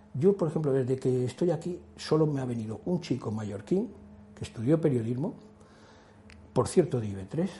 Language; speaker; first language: Spanish; native; Spanish